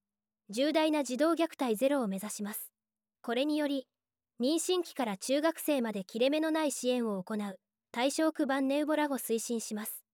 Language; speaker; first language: Japanese; native; Japanese